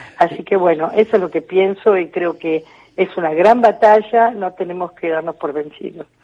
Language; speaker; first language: Spanish; native; Spanish